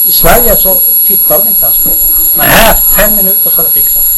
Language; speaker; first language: Swedish; native; Swedish